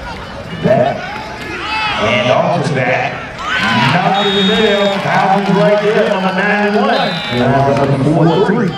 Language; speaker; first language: English; native; English